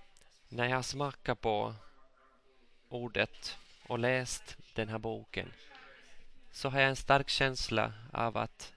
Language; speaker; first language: Swedish; non-native, local second language; Finnish